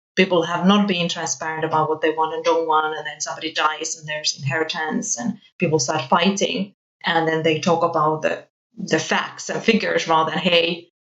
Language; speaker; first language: English; non-native, fluent; Finnish